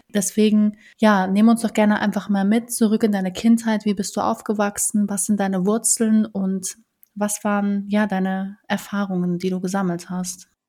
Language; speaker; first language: German; native; German